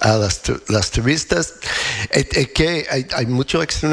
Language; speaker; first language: Spanish; non-native, learner; English